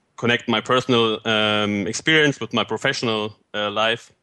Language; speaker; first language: English; non-native, fluent; German